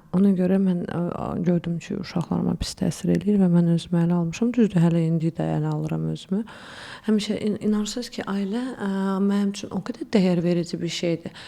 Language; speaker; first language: Azerbaijani; early bilingual, heritage; Azerbaijani